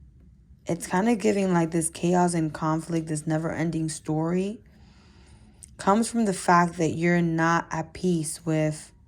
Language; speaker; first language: English; native; English